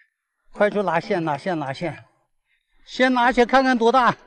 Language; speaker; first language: Chinese; native; Chinese